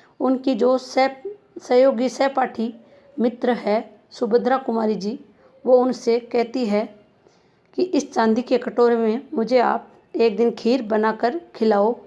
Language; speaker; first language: Hindi; native; Hindi